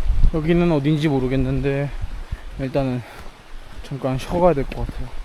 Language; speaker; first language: Korean; native; Korean